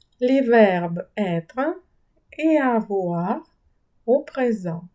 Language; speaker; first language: French; non-native, fluent; Ukrainian